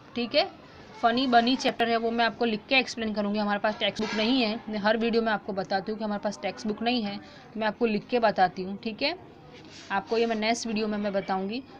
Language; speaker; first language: Hindi; non-native, local second language; Gujarati